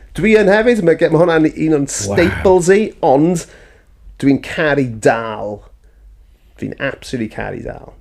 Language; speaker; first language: Welsh; native; Welsh